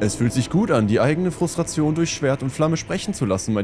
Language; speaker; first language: German; native; German